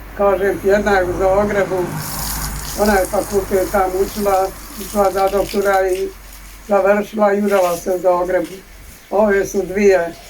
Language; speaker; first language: Bosnian; native; Bosnian